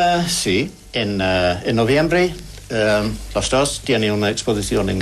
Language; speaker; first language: Spanish; non-native, learner; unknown